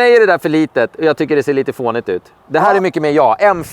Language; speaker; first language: Swedish; native; Swedish